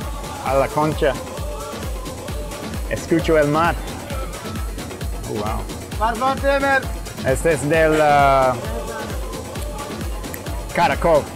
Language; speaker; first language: Spanish; non-native, fluent; English